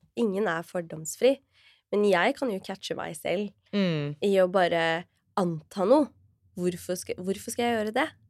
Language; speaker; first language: Norwegian; early bilingual, other home language; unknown